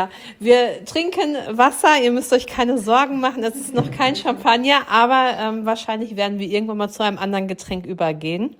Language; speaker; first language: German; native; German